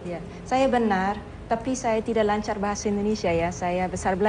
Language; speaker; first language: Indonesian; non-native, learner; Dutch